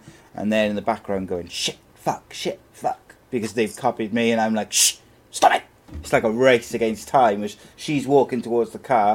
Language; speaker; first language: English; native; English